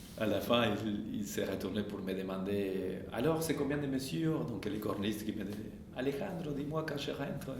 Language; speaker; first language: French; non-native, fluent; Spanish